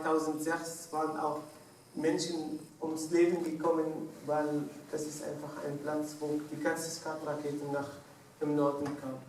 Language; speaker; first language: German; non-native, fluent; Arabic